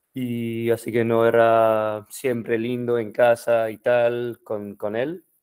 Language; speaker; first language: Spanish; non-native, fluent; French